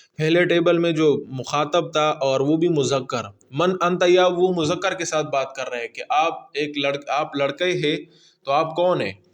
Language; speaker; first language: Urdu; non-native, local second language; Pashto